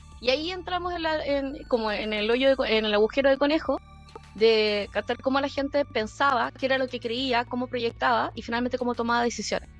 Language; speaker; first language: Spanish; early bilingual, other home language; Korean